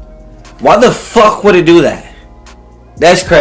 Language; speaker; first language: English; native; English